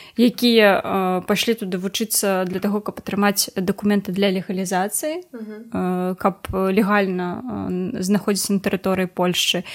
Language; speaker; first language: Belarusian; non-native, local second language; Russian